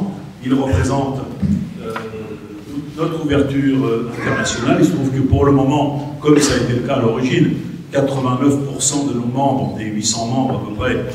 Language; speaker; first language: French; native; French